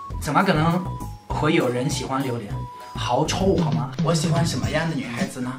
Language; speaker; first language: Chinese; non-native, fluent; Spanish